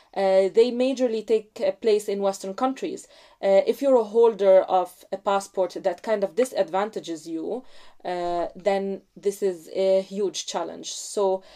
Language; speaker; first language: English; non-native, fluent; Arabic